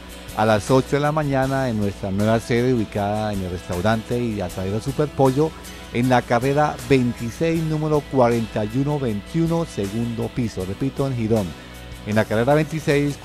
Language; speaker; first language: Spanish; native; Spanish